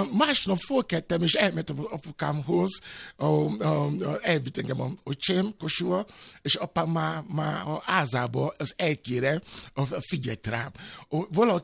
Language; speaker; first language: Hungarian; non-native, fluent; Yoruba